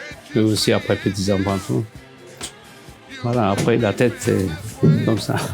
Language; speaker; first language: French; non-native, learner; Turkish